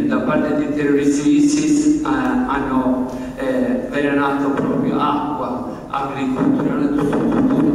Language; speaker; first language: Italian; non-native, learner; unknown